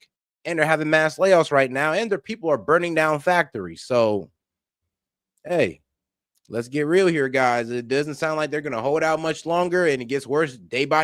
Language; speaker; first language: English; native; English